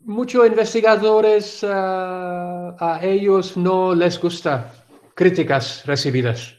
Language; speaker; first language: Spanish; non-native, learner; Urdu